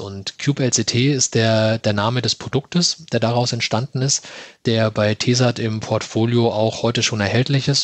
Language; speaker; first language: German; native; German